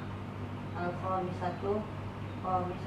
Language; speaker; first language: Arabic; non-native, learner; Indonesian